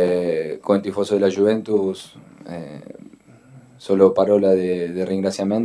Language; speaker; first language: Italian; non-native, fluent; Spanish